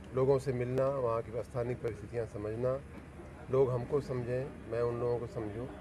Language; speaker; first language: Hindi; native; Hindi